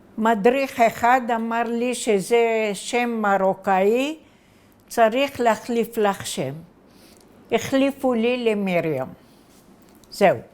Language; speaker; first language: Hebrew; non-native, fluent; Arabic